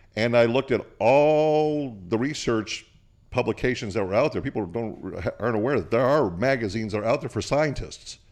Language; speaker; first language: English; native; English